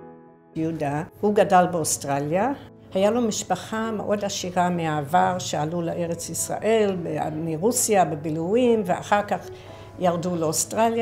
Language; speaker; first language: Hebrew; non-native, fluent; English